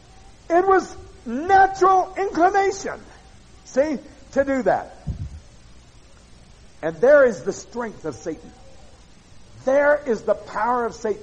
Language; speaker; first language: English; native; English